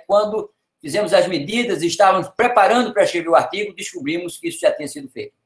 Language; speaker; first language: Portuguese; native; Portuguese